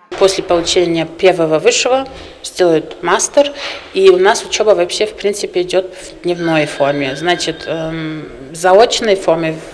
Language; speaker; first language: Russian; non-native, fluent; German